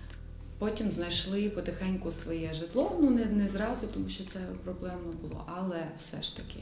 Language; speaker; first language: Ukrainian; native; Ukrainian